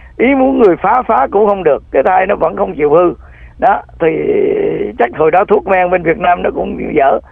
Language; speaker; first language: Vietnamese; native; Vietnamese